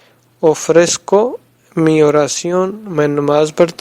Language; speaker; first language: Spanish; non-native, fluent; Urdu